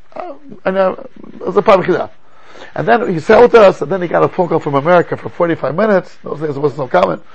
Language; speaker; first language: English; native; English